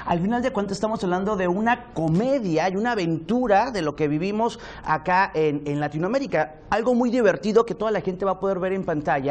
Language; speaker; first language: Spanish; native; Spanish